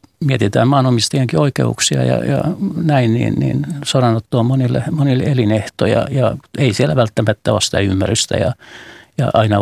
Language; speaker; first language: Finnish; native; Finnish